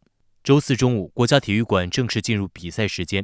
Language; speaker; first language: Chinese; native; Chinese